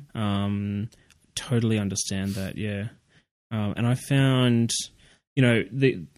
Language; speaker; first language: English; native; English